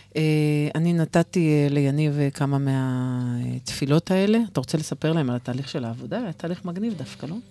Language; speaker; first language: Hebrew; native; Hebrew